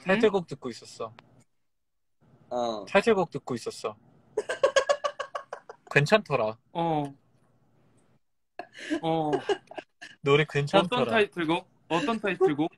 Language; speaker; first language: Korean; early bilingual, heritage; Korean